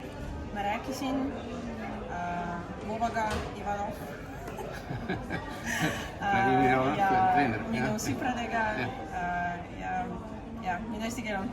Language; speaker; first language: Estonian; non-native, learner; Russian